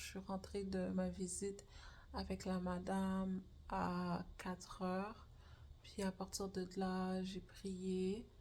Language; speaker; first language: French; native; French